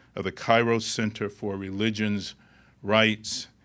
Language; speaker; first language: English; native; English